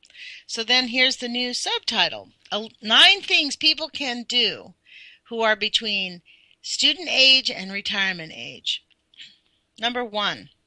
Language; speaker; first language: English; native; English